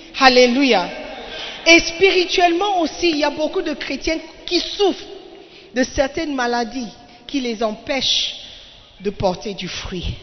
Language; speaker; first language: French; non-native, fluent; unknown